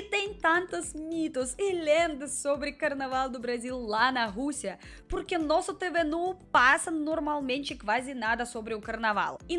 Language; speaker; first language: Portuguese; non-native, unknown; Russian